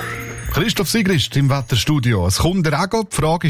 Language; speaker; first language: German; native; German